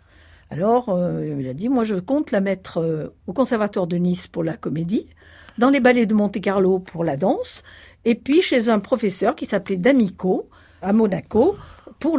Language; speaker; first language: French; native; French